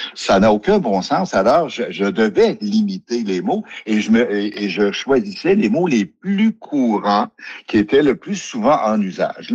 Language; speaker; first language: French; native; French